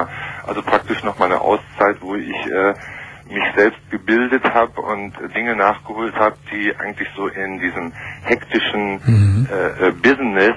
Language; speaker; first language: German; native; German